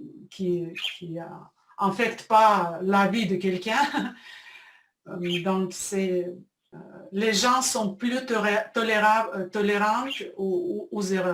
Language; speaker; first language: French; non-native, fluent; Russian